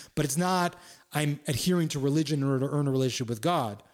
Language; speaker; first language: English; native; English